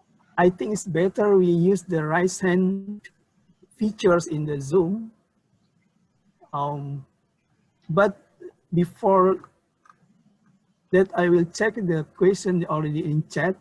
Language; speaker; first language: English; non-native, learner; Indonesian